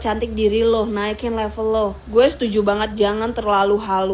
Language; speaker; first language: Indonesian; native; Indonesian